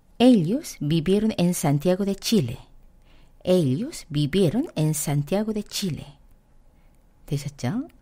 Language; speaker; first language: Spanish; non-native, fluent; Korean